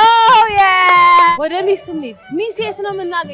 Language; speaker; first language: Amharic; native; Amharic